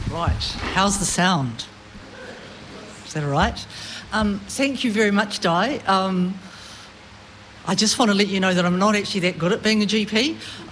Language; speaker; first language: English; native; English